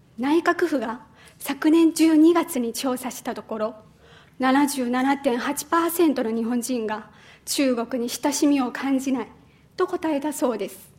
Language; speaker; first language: Japanese; non-native, fluent; Chinese